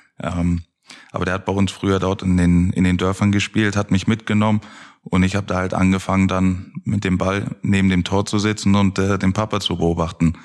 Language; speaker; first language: German; native; German